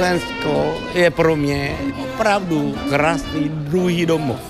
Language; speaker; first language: Czech; non-native, fluent; Vietnamese